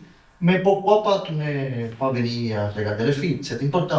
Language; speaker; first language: French; non-native, learner; Spanish